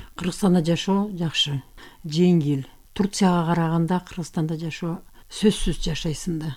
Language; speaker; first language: Kyrgyz; non-native, local second language; Turkish